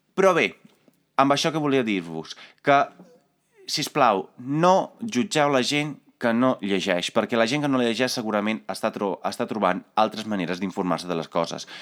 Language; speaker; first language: Catalan; non-native, fluent; Italian